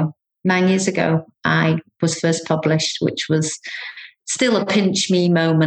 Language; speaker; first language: English; native; English